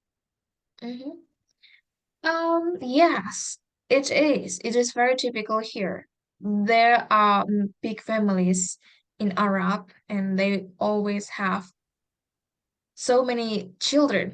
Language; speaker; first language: English; non-native, fluent; Indonesian